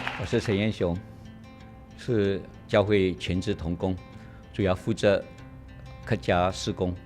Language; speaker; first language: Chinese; non-native, local second language; Hakka Chinese